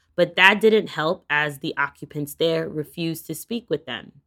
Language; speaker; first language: English; native; English